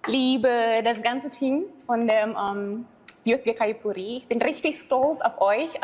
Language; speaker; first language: German; non-native, fluent; Indonesian